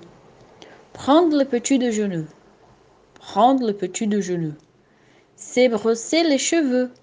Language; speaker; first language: French; non-native, fluent; Portuguese